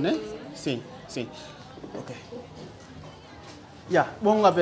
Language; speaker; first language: Portuguese; non-native, fluent; Vietnamese